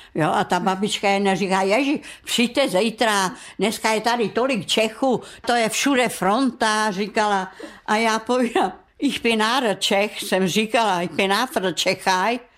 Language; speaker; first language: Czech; non-native, local second language; German